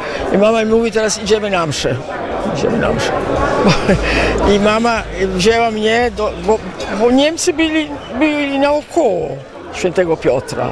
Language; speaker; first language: Polish; early bilingual, heritage; Italian